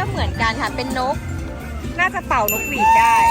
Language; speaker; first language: Thai; native; Thai